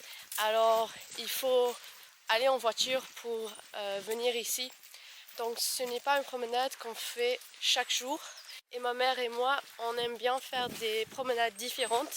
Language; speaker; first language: French; non-native, fluent; English